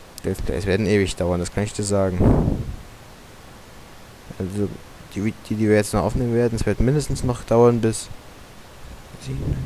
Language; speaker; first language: German; native; German